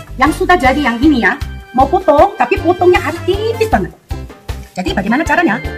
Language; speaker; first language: Indonesian; non-native, fluent; Korean